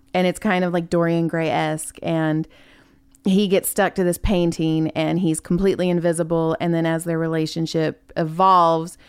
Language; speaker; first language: English; native; English